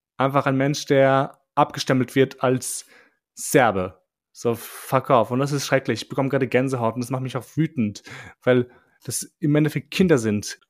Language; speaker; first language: German; early bilingual, other home language; Albanian